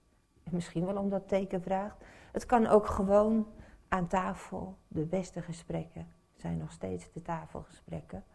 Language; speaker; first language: Dutch; native; Dutch